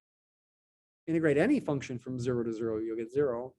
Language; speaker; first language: English; native; English